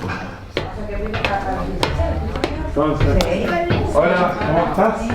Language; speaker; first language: Spanish; native; Spanish